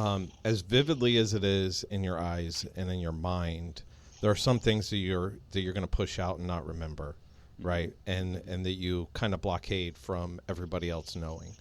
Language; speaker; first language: English; native; English